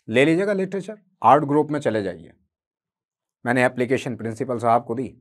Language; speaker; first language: Hindi; native; Hindi